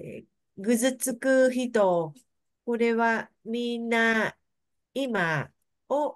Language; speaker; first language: Japanese; non-native, learner; Vietnamese